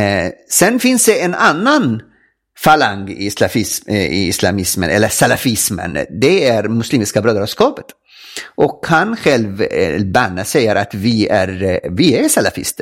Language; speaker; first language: Swedish; non-native, fluent; Arabic